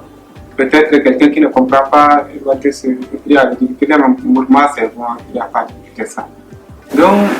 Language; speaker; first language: French; non-native, learner; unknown